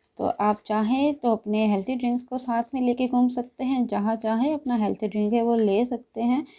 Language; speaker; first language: Hindi; non-native, local second language; Gujarati